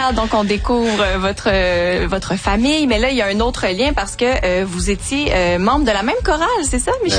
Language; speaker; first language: French; native; French